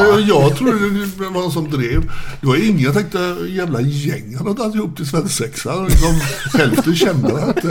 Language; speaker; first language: Swedish; native; Swedish